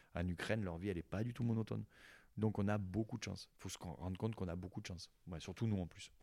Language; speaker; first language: French; native; French